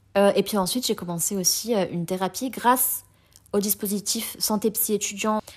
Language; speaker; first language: French; native; French